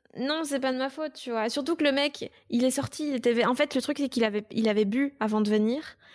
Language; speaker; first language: French; native; French